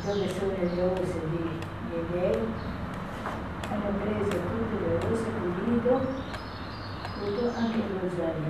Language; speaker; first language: Italian; non-native, learner; Albanian